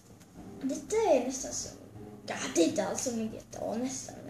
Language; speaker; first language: Swedish; early bilingual, other home language; Albanian